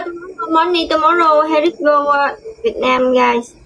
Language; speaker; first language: English; non-native, learner; Vietnamese